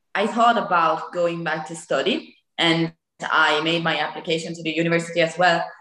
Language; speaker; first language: English; non-native, fluent; Italian